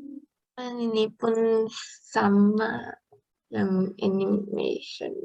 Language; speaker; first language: Malay; native; Malay